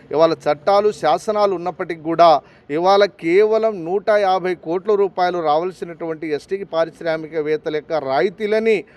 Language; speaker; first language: Telugu; non-native, local second language; Lambadi